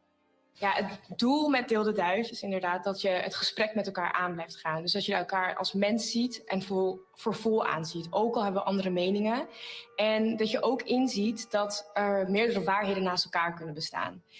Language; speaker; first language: Dutch; native; Dutch